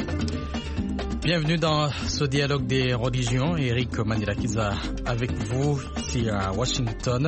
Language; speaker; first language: French; non-native, local second language; Rundi